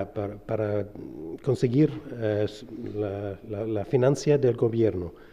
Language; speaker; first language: Spanish; non-native, fluent; English